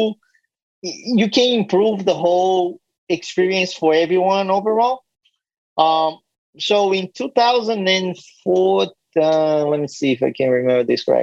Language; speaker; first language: English; non-native, fluent; Portuguese